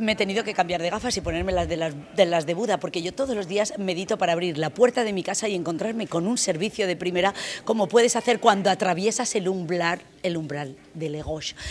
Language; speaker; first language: Spanish; native; Spanish